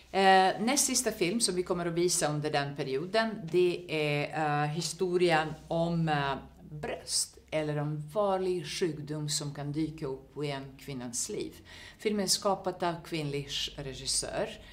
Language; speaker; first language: Swedish; non-native, fluent; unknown